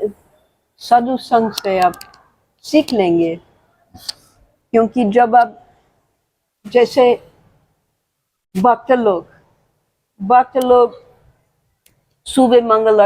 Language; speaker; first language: Hindi; non-native, learner; English